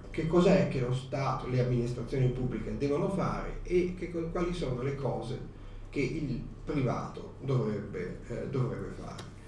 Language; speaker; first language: Italian; native; Italian